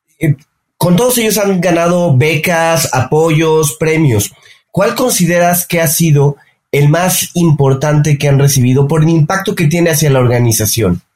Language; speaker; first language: Spanish; native; Spanish